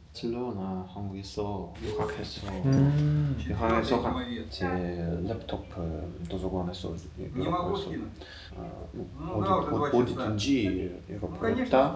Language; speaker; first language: Korean; non-native, learner; Russian